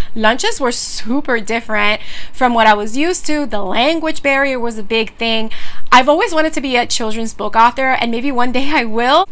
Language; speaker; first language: English; early bilingual, other home language; Spanish